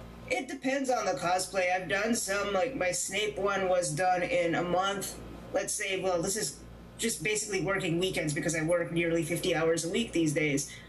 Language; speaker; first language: English; native; English